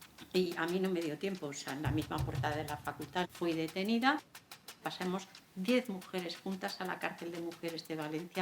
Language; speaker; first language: Spanish; native; Spanish